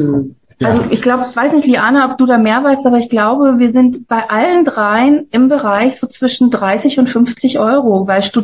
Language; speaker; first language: German; native; German